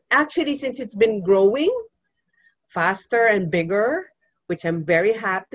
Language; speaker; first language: English; non-native, local second language; Cebuano